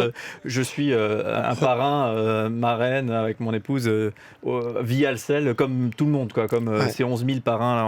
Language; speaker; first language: French; native; French